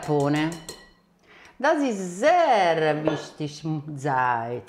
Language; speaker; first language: German; non-native, fluent; Italian